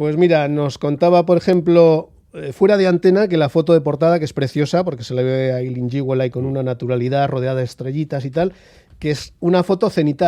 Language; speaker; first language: Spanish; native; Spanish